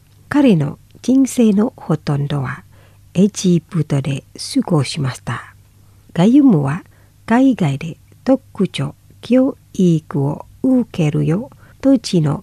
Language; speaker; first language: Japanese; non-native, fluent; Indonesian